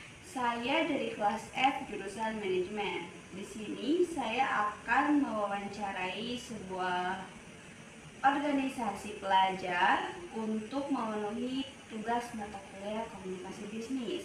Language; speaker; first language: Indonesian; native; Indonesian